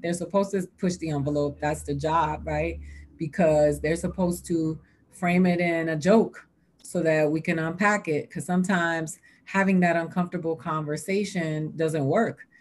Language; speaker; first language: English; early bilingual, other home language; Spanish